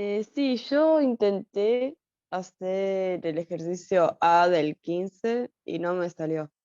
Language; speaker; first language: Spanish; native; Spanish